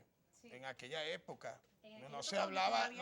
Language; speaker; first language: Spanish; native; Spanish